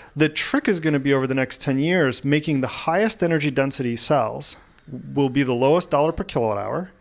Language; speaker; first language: English; early bilingual, other home language; Russian